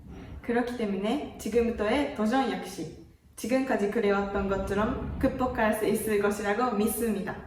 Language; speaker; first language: Korean; non-native, fluent; Japanese